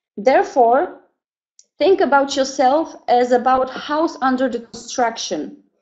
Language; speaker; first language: English; non-native, fluent; Polish